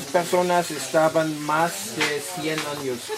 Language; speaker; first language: Spanish; non-native, learner; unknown